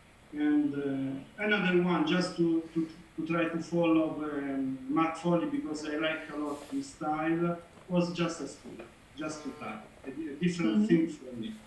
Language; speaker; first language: English; non-native, learner; Italian